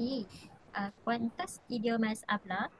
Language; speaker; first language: Spanish; non-native, learner; Malay